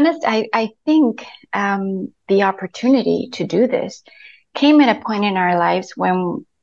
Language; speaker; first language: English; non-native, fluent; Spanish